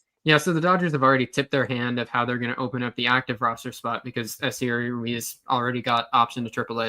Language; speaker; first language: English; native; English